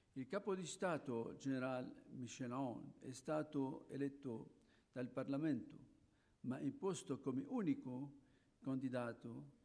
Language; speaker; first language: Italian; non-native, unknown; Arabic